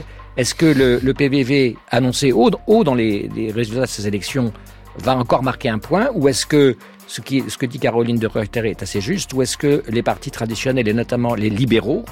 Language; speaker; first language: French; native; French